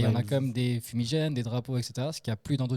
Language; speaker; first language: French; native; French